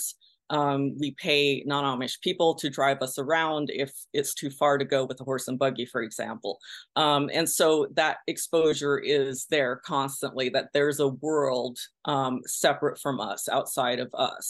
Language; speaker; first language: English; early bilingual, other home language; Pennsylvania German